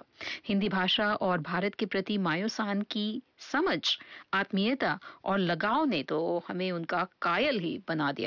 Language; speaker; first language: Hindi; native; Hindi